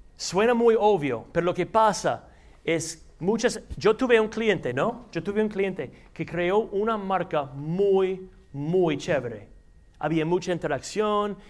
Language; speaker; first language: Spanish; non-native, fluent; English